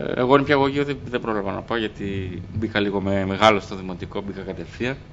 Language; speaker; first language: Greek; early bilingual, other home language; Albanian